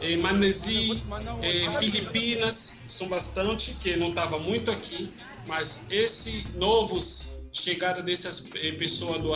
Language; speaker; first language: Portuguese; non-native, fluent; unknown